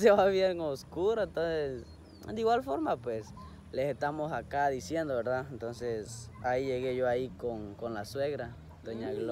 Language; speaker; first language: Spanish; native; Spanish